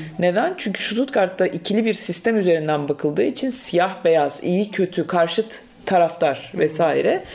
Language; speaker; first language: Turkish; native; Turkish